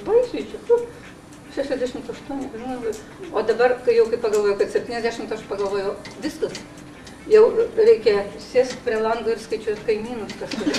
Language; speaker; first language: Lithuanian; non-native, local second language; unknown